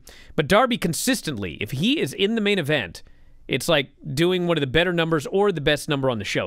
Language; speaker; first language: English; native; English